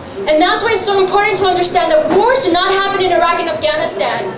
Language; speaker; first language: English; native; English